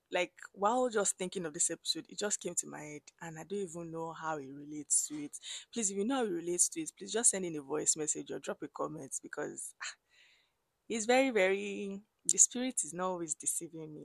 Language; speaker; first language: English; non-native, local second language; Yoruba